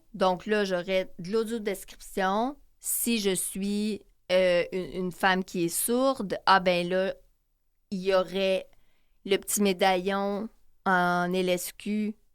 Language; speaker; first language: French; native; French